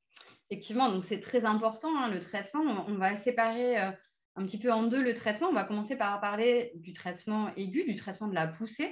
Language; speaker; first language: French; native; French